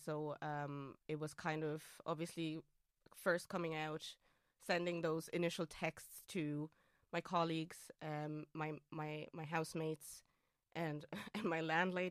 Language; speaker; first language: English; non-native, fluent; German